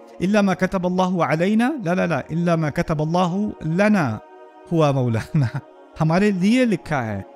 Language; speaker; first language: Urdu; early bilingual, heritage; Urdu